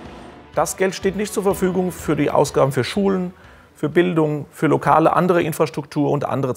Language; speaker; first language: German; native; German